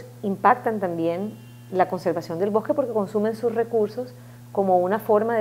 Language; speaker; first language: Spanish; native; Spanish